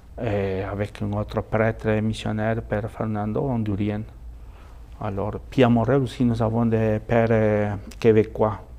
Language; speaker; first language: French; non-native, fluent; Spanish